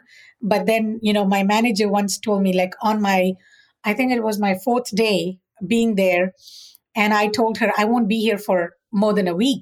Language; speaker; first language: English; non-native, local second language; Tamil